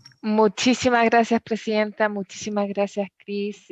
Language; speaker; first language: Spanish; native; Spanish